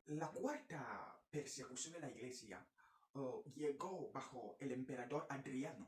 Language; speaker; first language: Spanish; non-native, fluent; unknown